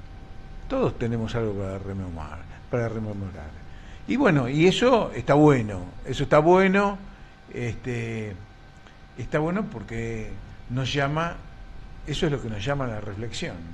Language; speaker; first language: Spanish; native; Spanish